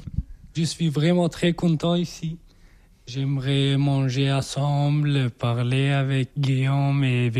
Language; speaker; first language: French; non-native, learner; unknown